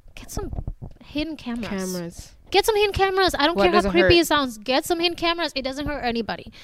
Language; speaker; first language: English; early bilingual, other home language; Spanish